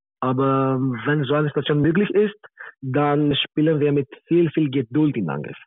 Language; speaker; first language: German; non-native, learner; Greek